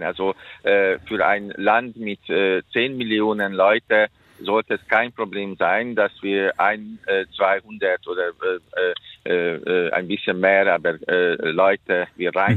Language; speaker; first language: German; non-native, fluent; Hungarian